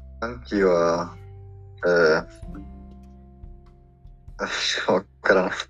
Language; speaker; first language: Japanese; non-native, learner; Arabic